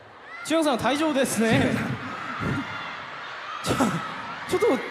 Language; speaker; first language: Japanese; non-native, learner; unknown